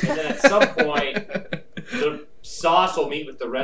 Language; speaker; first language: English; native; English